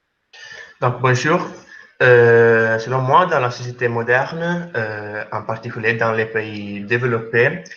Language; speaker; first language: French; non-native, fluent; Italian